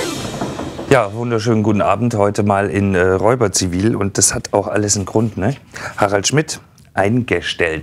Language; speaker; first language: German; native; German